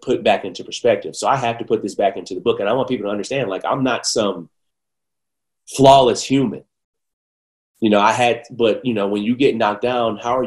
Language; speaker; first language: English; native; English